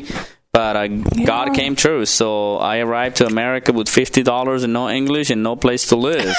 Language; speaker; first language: English; non-native, fluent; Spanish